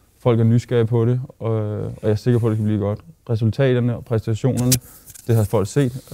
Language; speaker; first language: Danish; native; Danish